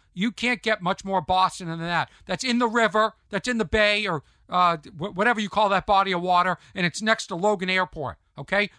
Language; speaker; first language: English; native; English